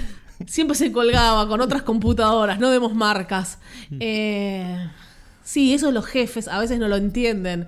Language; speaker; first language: Spanish; native; Spanish